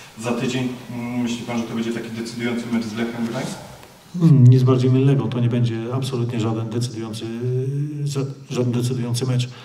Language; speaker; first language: Polish; native; Polish